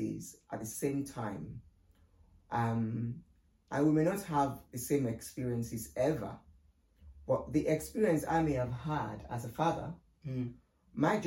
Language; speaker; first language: English; non-native, local second language; Yoruba